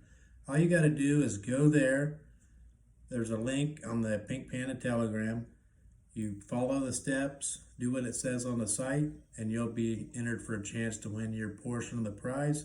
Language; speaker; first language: English; native; English